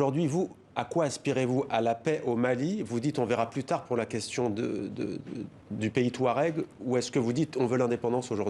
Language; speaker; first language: French; native; French